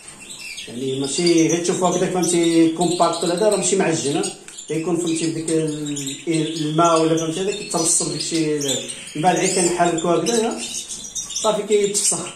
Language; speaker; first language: Arabic; native; Arabic